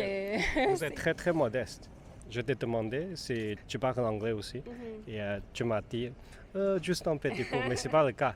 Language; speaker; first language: French; non-native, fluent; Spanish